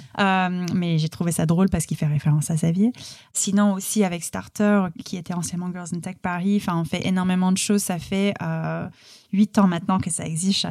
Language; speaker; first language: French; non-native, fluent; English